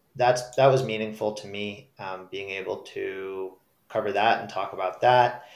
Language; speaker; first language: English; native; English